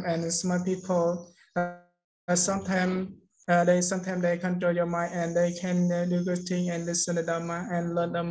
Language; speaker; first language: English; non-native, learner; Khmer